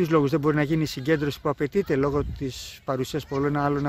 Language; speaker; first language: Greek; native; Greek